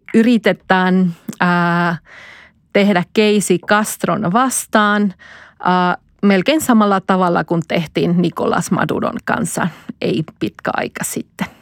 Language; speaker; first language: Finnish; non-native, fluent; Spanish